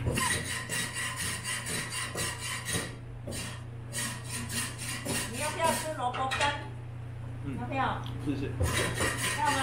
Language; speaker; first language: Chinese; native; Chinese